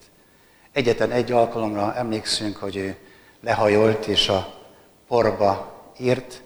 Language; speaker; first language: Hungarian; native; Hungarian